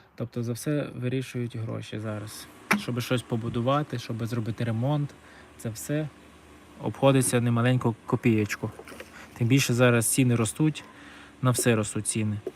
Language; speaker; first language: Ukrainian; native; Ukrainian